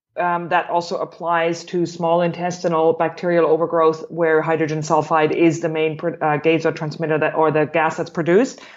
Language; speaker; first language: English; non-native, fluent; German